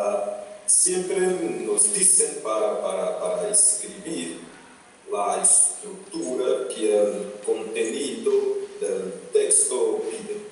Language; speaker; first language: Spanish; non-native, fluent; Portuguese